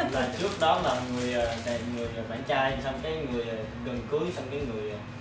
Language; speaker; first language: Vietnamese; early bilingual, other home language; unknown